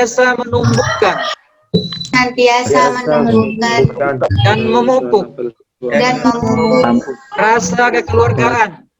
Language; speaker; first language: Malay; native; Malay